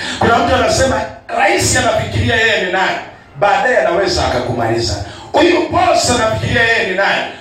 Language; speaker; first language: Swahili; non-native, local second language; Kikuyu